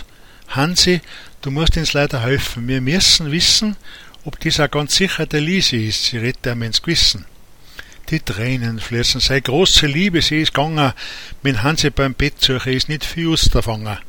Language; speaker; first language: German; native; German